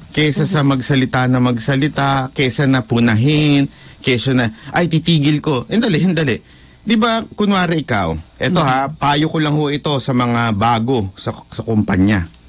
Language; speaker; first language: Filipino; native; Filipino